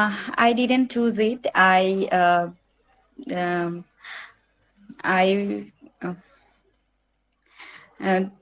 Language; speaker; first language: English; non-native, learner; Bangla